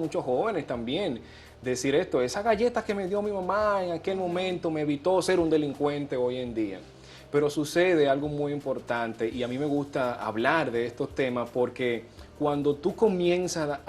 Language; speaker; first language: Spanish; native; Spanish